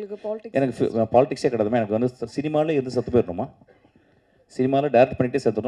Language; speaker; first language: Tamil; native; Tamil